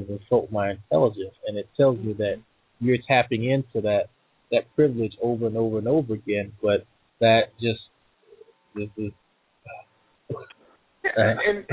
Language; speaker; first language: English; native; English